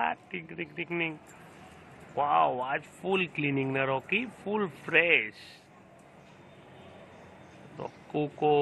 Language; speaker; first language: Hindi; native; Hindi